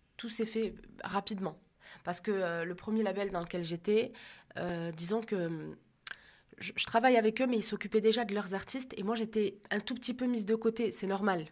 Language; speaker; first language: French; native; French